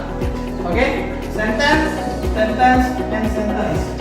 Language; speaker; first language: English; non-native, learner; Indonesian